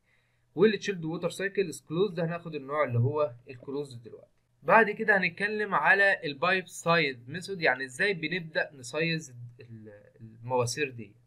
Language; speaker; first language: Arabic; native; Arabic